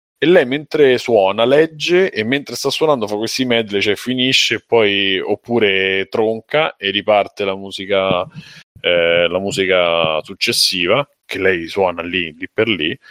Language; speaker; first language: Italian; native; Italian